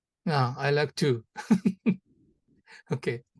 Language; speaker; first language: English; non-native, learner; Japanese